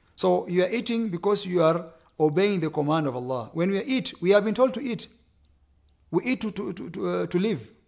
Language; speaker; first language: English; non-native, local second language; Swahili